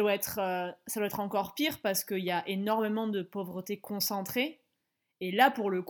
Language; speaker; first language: French; native; French